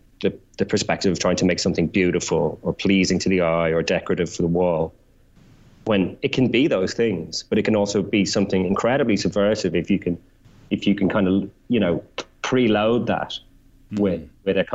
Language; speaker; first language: English; native; English